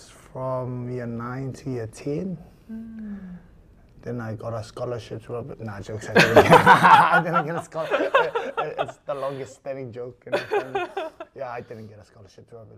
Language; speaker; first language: English; non-native, fluent; Samoan